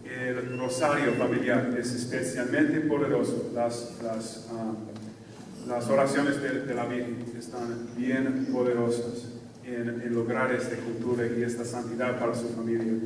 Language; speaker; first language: Spanish; non-native, fluent; English